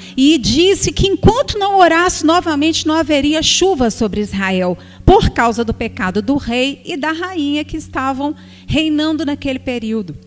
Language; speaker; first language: Portuguese; native; Portuguese